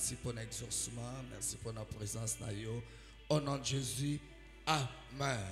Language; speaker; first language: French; non-native, local second language; Lingala